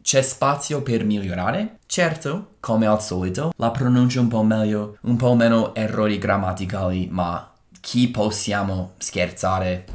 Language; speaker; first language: Italian; non-native, fluent; English